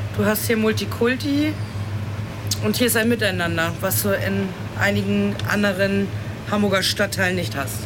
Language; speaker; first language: German; native; German